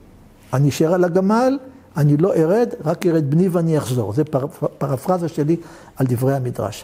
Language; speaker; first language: Hebrew; native; Hebrew